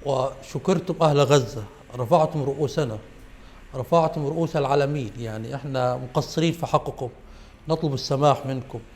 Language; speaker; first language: Arabic; native; Arabic